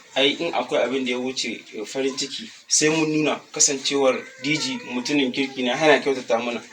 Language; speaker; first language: Hausa; native; Hausa